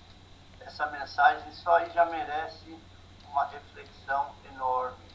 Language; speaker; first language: Portuguese; native; Portuguese